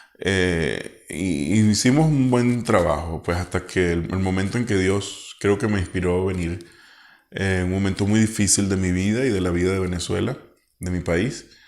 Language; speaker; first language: Spanish; native; Spanish